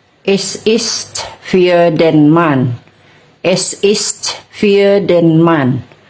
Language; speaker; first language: German; non-native, fluent; Cebuano